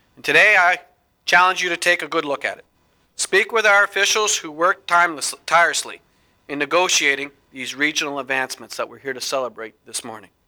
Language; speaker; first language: English; native; English